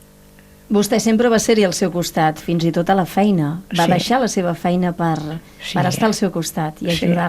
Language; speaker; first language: Catalan; native; Catalan